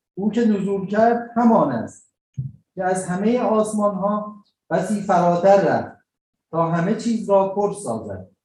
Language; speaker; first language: Persian; native; Persian